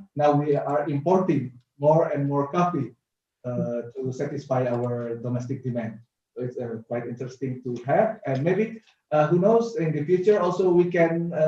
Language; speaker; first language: English; non-native, fluent; Indonesian